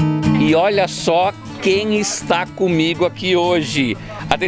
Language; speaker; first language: Portuguese; native; Portuguese